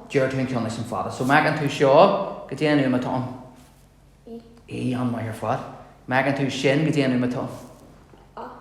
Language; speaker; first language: Irish; native; Irish